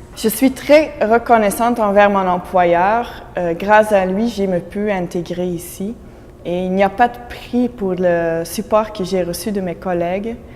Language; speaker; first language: French; non-native, local second language; Dutch